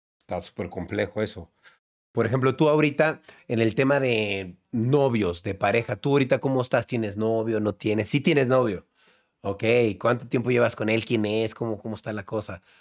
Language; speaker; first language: Spanish; native; Spanish